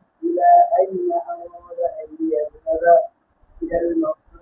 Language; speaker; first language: Arabic; non-native, learner; Bangla